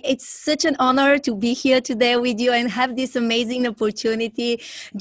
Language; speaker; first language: English; non-native, fluent; Bulgarian